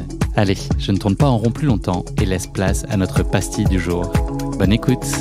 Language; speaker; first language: French; native; French